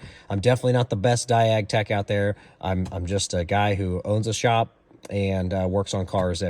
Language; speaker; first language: English; native; English